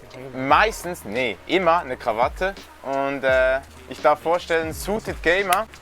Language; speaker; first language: German; native; German